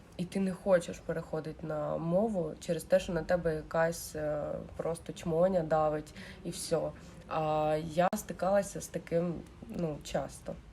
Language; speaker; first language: Ukrainian; non-native, local second language; Russian